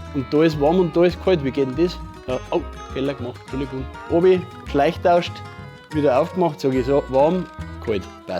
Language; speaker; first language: German; native; German